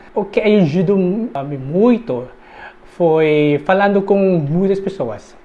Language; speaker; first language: Portuguese; non-native, learner; Filipino